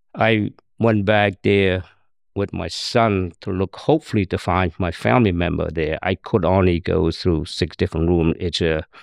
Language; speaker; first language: English; non-native, learner; Khmer